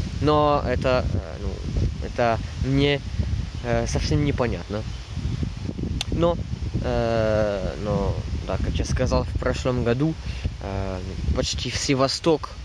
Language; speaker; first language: Russian; non-native, fluent; French